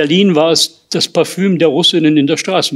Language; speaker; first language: German; native; German